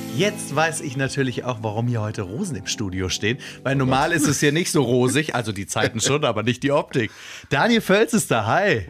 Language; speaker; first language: German; native; German